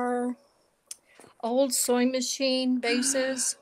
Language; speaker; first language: English; native; English